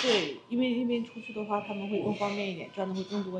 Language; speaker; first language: Chinese; native; Chinese